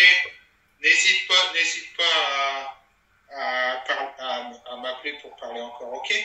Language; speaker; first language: French; native; French